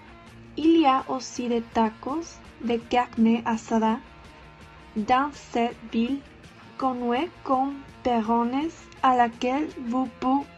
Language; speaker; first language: French; non-native, learner; Spanish